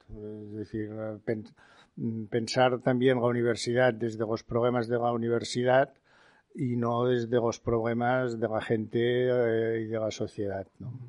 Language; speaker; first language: Spanish; non-native, local second language; Catalan